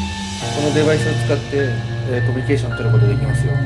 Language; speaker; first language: Japanese; non-native, learner; Filipino